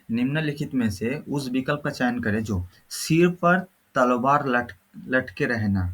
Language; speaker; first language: Hindi; non-native, local second language; Bangla